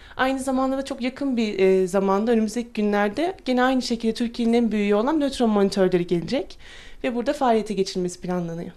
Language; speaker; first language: Turkish; native; Turkish